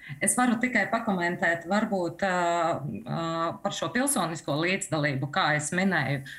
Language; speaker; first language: Latvian; non-native, local second language; Russian